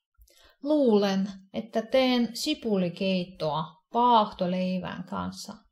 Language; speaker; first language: Finnish; non-native, fluent; Russian